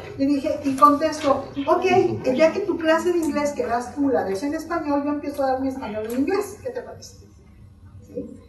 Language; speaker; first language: Spanish; native; Spanish